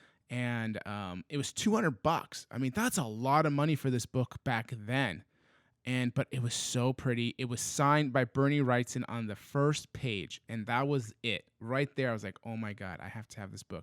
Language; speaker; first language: English; native; English